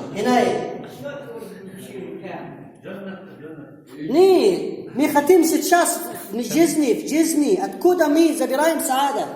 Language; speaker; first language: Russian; non-native, learner; Arabic